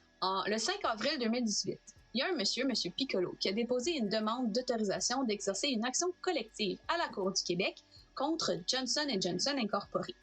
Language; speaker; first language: French; native; French